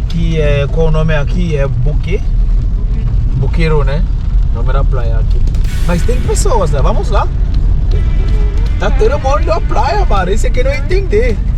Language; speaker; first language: Portuguese; non-native, learner; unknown